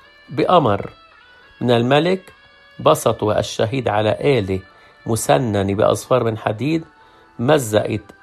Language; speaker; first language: Arabic; native; Arabic